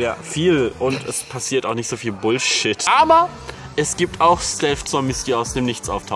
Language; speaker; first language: German; native; German